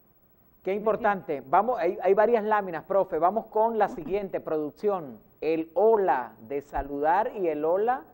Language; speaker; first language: Spanish; native; Spanish